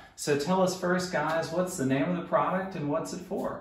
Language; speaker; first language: English; native; English